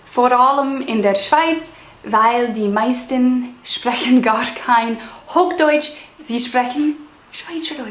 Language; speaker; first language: German; non-native, learner; English